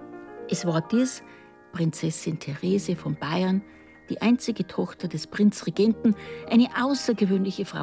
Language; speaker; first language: German; native; German